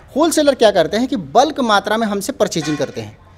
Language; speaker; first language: Hindi; native; Hindi